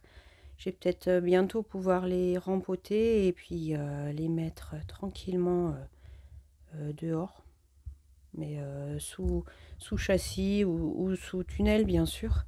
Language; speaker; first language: French; native; French